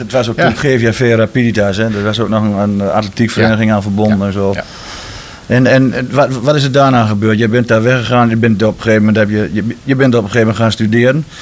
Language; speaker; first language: Dutch; native; Dutch